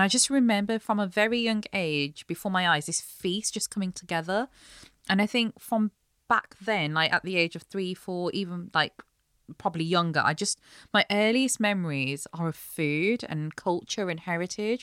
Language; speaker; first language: English; native; English